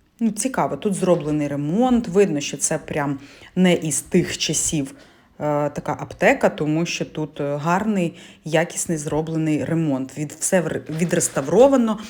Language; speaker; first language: Ukrainian; non-native, local second language; Russian